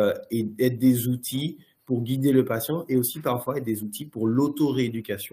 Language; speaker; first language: French; native; French